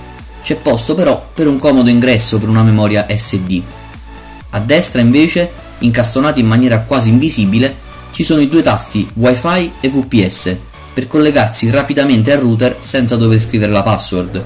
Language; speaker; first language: Italian; native; Italian